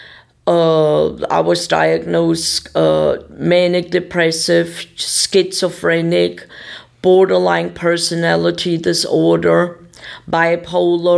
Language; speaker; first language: English; non-native, fluent; German